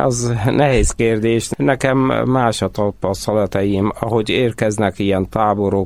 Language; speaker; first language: Hungarian; non-native, fluent; Arabic